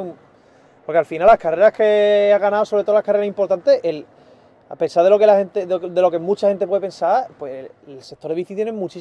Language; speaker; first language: Spanish; native; Spanish